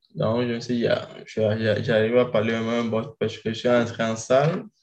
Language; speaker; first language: French; non-native, local second language; Ewe